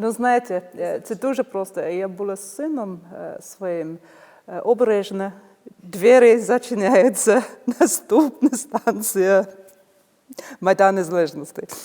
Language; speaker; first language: Ukrainian; non-native, fluent; English